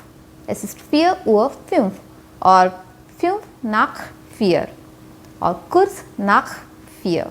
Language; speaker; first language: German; non-native, fluent; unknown